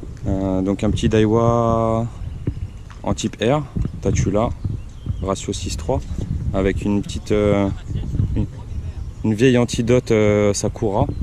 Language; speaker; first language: French; native; French